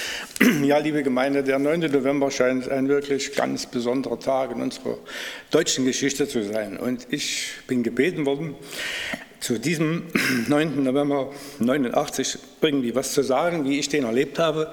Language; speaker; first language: German; native; German